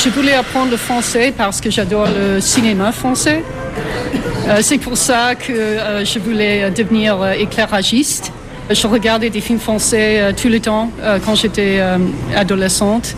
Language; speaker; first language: French; non-native, fluent; English